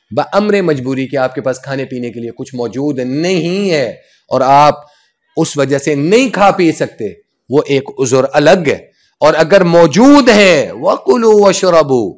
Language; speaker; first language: Urdu; non-native, local second language; Punjabi